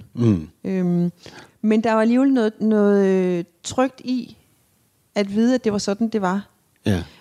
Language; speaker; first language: Danish; native; Danish